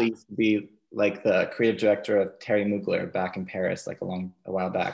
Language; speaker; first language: English; native; English